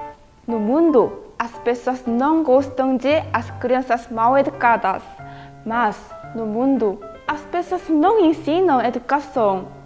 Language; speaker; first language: Portuguese; non-native, fluent; Korean